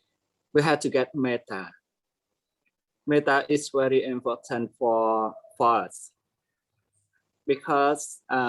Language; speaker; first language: English; non-native, learner; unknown